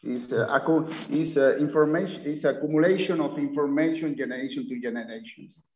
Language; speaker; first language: English; non-native, learner; Spanish